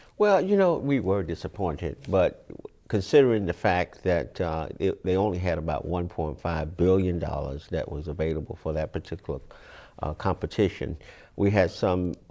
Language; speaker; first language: English; native; English